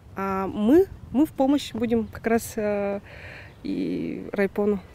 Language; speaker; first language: Russian; native; Russian